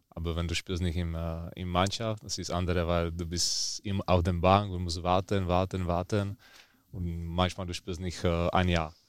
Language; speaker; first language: German; non-native, learner; Czech